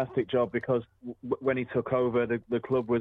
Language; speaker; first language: English; native; English